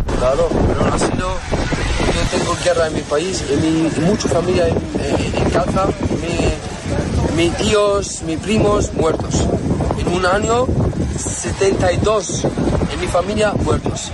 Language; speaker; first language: Spanish; non-native, learner; Arabic